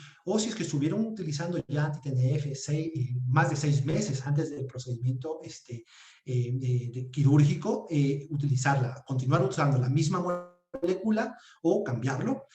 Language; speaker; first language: Spanish; native; Spanish